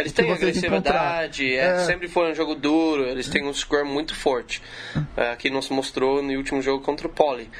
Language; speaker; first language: Portuguese; non-native, learner; English